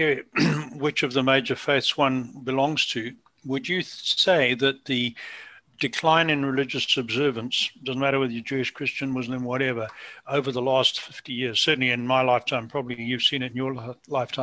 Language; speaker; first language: English; native; English